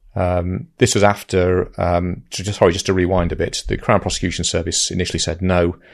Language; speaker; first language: English; native; English